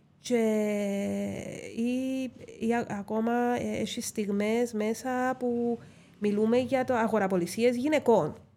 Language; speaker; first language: Greek; native; Greek